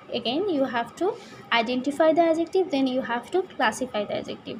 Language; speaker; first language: English; non-native, local second language; Bangla